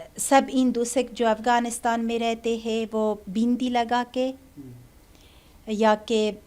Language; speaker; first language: Hindi; non-native, learner; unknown